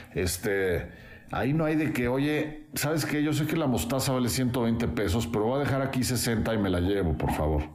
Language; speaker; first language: Spanish; native; Spanish